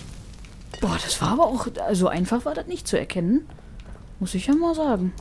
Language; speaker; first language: German; native; German